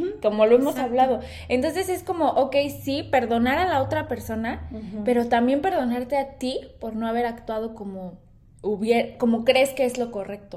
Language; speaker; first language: Spanish; native; Spanish